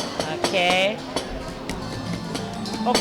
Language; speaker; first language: English; non-native, learner; Thai